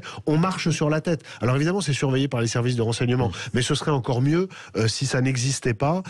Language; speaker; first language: French; native; French